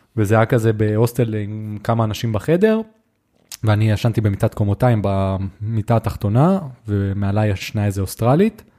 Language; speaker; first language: Hebrew; native; Hebrew